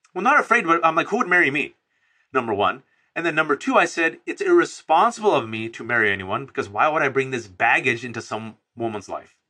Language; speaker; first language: English; native; English